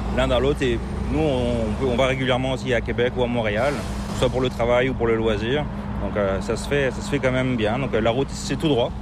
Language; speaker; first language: French; native; French